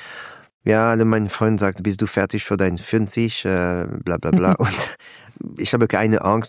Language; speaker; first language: German; non-native, learner; French